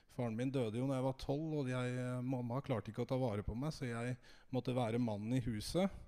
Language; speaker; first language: Norwegian; native; Norwegian